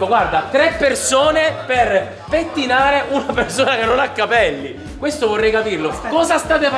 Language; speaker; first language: Italian; native; Italian